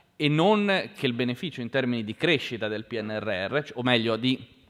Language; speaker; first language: Italian; native; Italian